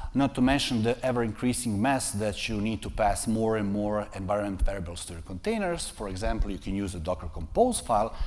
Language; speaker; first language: English; non-native, fluent; Serbian